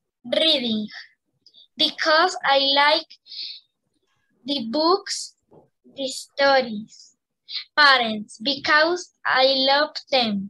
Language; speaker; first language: English; non-native, learner; Spanish